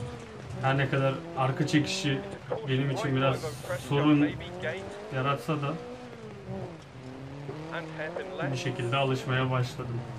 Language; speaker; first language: Turkish; native; Turkish